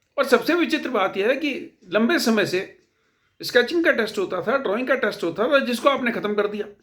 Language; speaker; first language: Hindi; native; Hindi